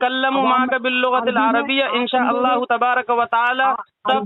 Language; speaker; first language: Arabic; non-native, fluent; Urdu